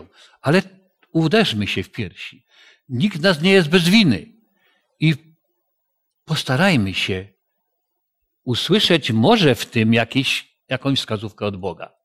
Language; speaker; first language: Polish; native; Polish